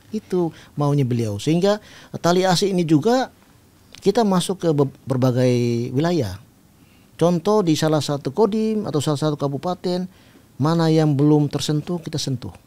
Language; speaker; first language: Indonesian; non-native, local second language; Tetum